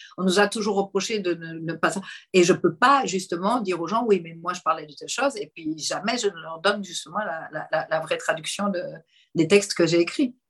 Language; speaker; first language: French; native; French